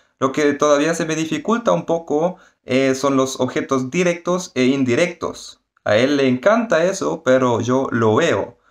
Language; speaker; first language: Spanish; non-native, fluent; German